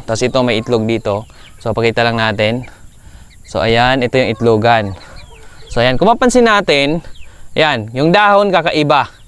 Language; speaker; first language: Filipino; non-native, local second language; Cebuano